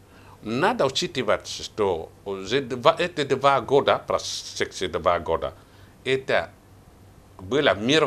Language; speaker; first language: Russian; non-native, learner; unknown